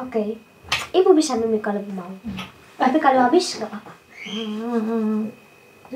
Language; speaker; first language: Indonesian; early bilingual, heritage; Spanish